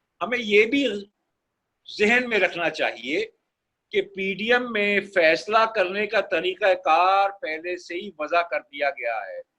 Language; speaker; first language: Urdu; native; Urdu